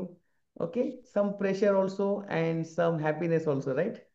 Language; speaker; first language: English; non-native, local second language; Marathi